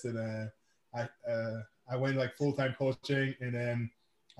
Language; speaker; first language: English; non-native, fluent; French